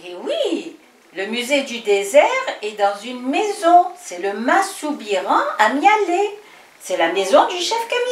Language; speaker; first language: French; native; French